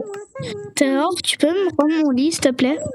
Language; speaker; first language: French; native; French